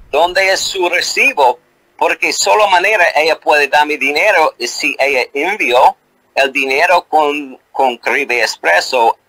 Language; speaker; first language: Spanish; non-native, learner; English